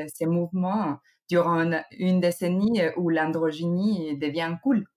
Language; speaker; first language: French; non-native, fluent; Spanish